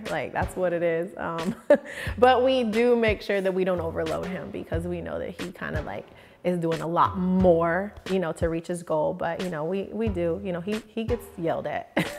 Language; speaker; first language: English; native; English